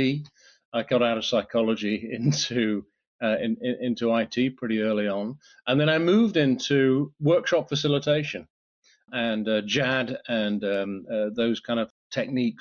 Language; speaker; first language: English; native; English